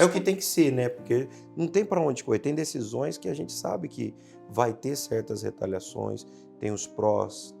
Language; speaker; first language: Portuguese; native; Portuguese